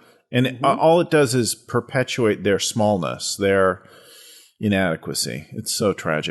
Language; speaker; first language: English; native; English